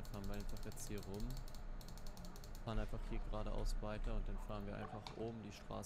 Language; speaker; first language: German; native; German